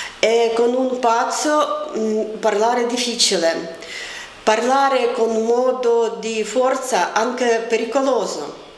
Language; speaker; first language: Italian; non-native, fluent; Ukrainian